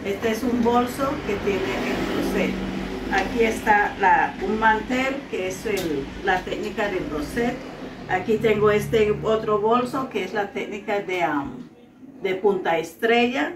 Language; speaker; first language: Spanish; non-native, local second language; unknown